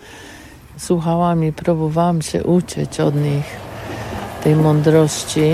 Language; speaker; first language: Polish; non-native, learner; English